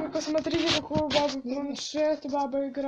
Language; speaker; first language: Russian; native; Russian